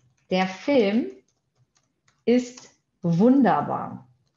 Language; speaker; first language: German; non-native, fluent; Portuguese